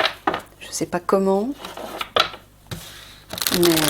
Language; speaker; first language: French; native; French